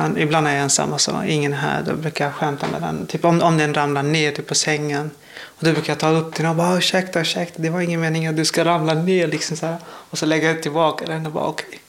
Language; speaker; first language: Swedish; non-native, fluent; Persian